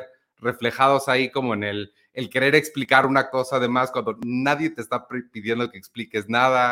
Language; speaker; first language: Spanish; native; Spanish